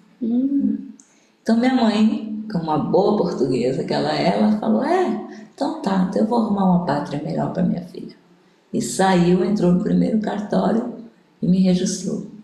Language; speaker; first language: Portuguese; native; Portuguese